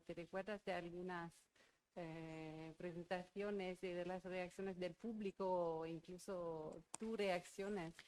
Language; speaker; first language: Spanish; non-native, fluent; German